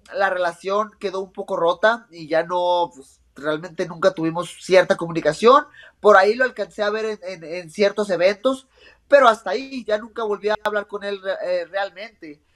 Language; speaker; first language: Spanish; native; Spanish